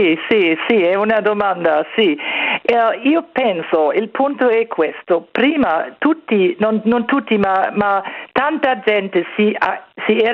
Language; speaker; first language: Italian; non-native, fluent; German